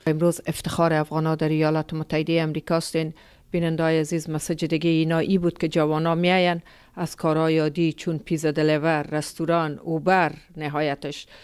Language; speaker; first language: Persian; native; Persian